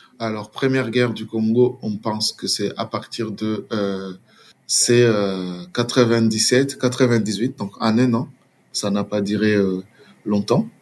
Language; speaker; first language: French; non-native, local second language; Swahili